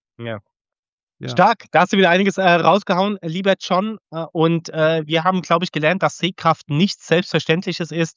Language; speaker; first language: German; native; German